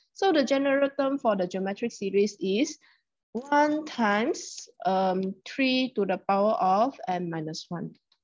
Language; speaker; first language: English; non-native, local second language; Chinese